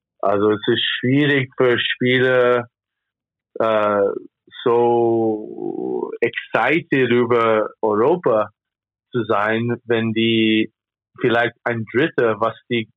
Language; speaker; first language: German; non-native, fluent; English